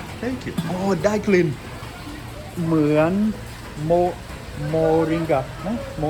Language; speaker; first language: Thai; non-native, learner; English